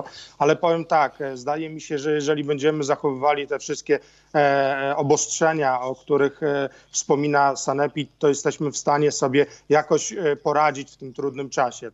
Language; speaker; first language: Polish; native; Polish